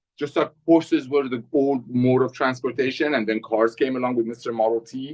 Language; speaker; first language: English; native; English